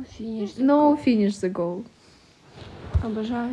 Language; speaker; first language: English; non-native, learner; Russian